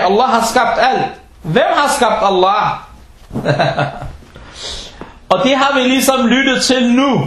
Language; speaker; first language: Danish; early bilingual, other home language; Arabic